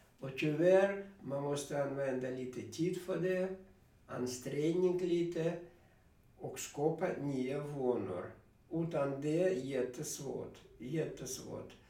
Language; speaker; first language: Swedish; non-native, fluent; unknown